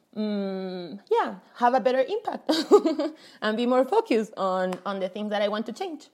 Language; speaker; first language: English; non-native, fluent; Spanish